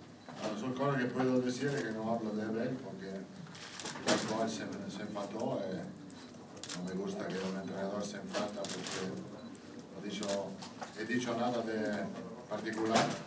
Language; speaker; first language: Spanish; non-native, fluent; Italian